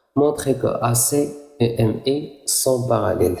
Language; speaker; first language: French; non-native, local second language; Arabic